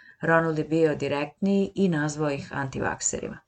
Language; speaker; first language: Serbian; native; Serbian